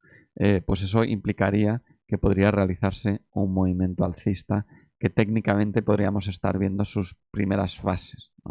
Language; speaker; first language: Spanish; native; Spanish